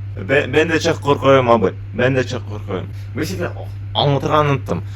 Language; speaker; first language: Turkish; non-native, learner; Tatar